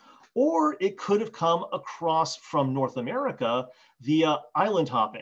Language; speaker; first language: English; native; English